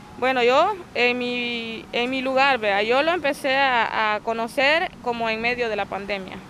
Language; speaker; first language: Spanish; native; Spanish